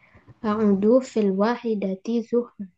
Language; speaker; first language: Arabic; non-native, learner; Indonesian